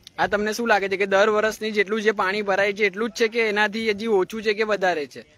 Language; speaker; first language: Gujarati; native; Gujarati